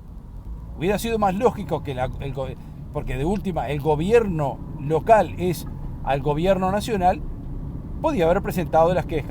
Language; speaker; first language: Spanish; native; Spanish